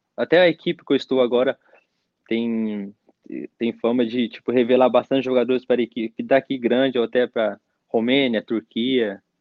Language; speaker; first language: Portuguese; native; Portuguese